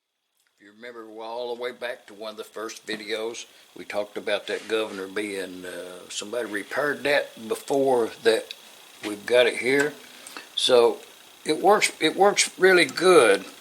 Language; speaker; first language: English; native; English